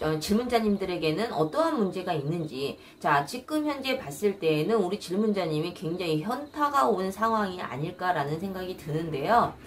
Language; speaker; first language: Korean; native; Korean